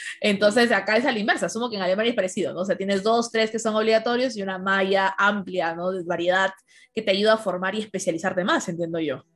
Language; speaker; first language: Spanish; native; Spanish